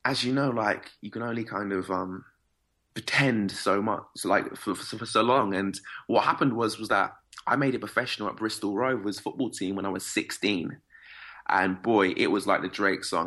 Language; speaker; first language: English; native; English